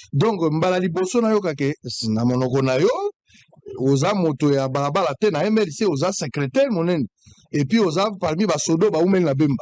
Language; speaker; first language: Lingala; native; Lingala